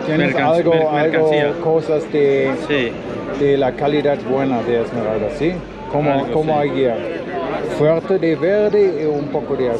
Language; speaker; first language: Spanish; non-native, learner; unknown